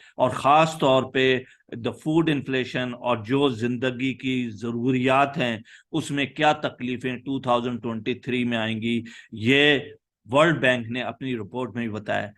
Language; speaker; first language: Urdu; native; Urdu